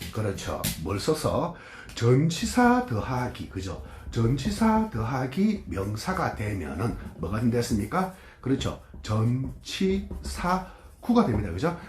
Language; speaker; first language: Korean; native; Korean